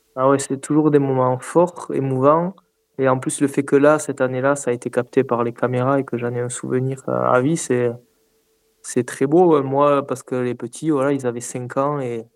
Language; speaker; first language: French; native; French